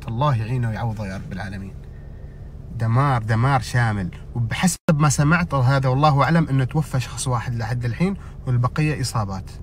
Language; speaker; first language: Arabic; native; Arabic